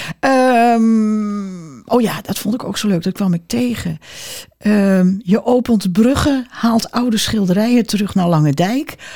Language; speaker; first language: Dutch; native; Dutch